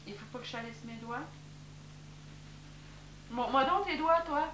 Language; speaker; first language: French; native; French